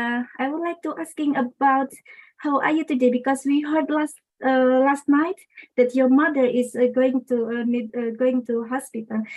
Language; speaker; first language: English; non-native, local second language; Indonesian